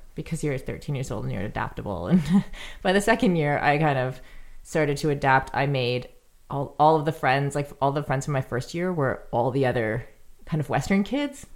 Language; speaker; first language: English; native; English